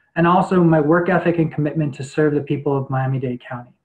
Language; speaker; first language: English; native; English